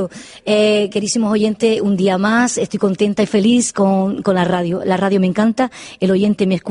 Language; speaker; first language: Spanish; native; Spanish